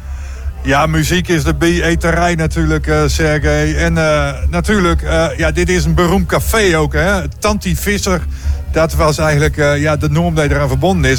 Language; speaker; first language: Dutch; native; Dutch